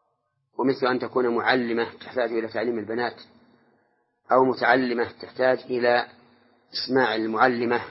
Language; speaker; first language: Arabic; native; Arabic